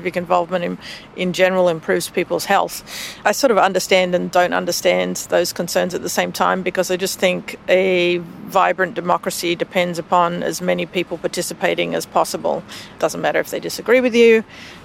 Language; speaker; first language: English; native; English